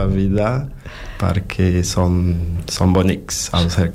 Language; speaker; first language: Catalan; non-native, learner; Portuguese